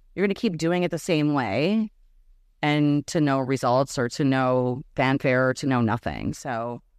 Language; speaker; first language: English; early bilingual, other home language; Serbian